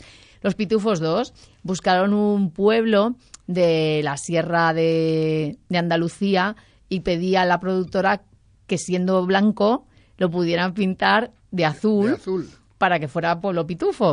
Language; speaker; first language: Spanish; native; Spanish